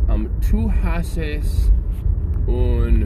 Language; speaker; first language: Spanish; non-native, learner; English